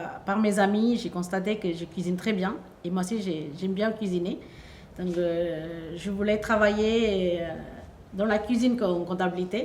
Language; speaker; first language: French; non-native, fluent; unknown